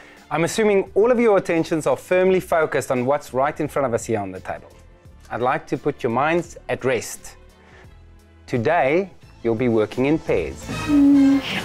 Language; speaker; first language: English; non-native, local second language; Afrikaans